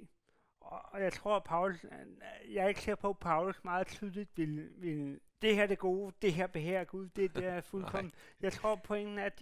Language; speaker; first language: Danish; native; Danish